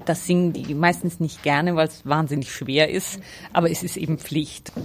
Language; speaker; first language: German; native; German